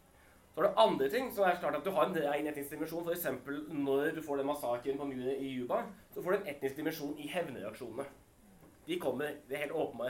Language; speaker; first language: Norwegian; native; Norwegian